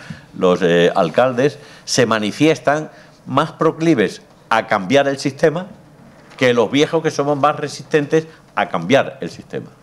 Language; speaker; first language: Spanish; native; Spanish